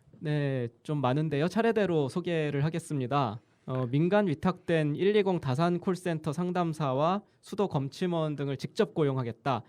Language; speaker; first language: Korean; native; Korean